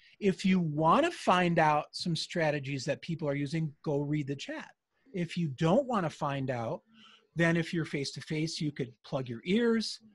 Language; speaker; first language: English; native; English